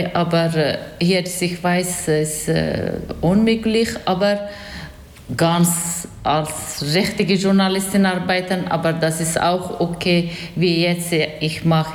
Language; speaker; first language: German; non-native, learner; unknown